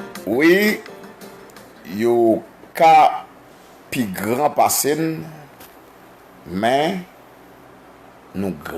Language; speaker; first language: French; non-native, learner; Haitian Creole